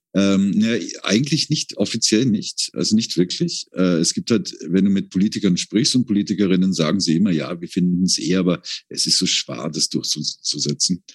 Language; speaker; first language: German; native; German